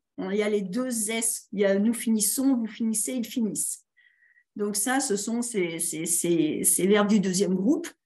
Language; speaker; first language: French; native; French